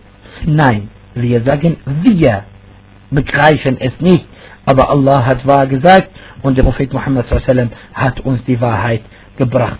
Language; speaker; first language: German; non-native, fluent; Arabic